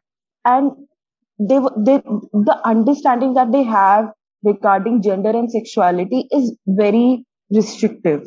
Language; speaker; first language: English; non-native, local second language; Hindi